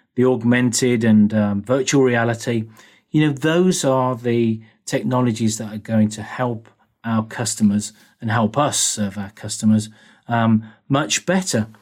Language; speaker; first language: English; native; English